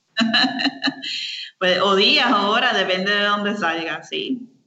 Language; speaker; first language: Spanish; native; Spanish